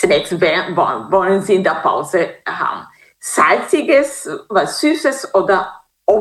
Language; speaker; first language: German; non-native, fluent; Kinyarwanda